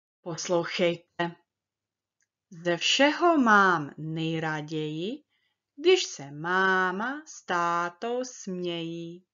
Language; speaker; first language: Czech; early bilingual, heritage; Czech